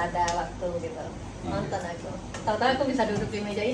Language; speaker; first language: Indonesian; native; Indonesian